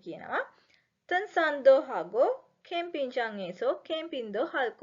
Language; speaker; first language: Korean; non-native, fluent; Sinhala